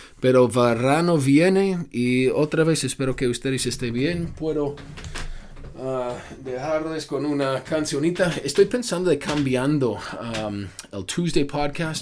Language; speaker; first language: Spanish; non-native, fluent; English